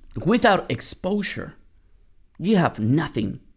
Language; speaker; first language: English; early bilingual, other home language; Spanish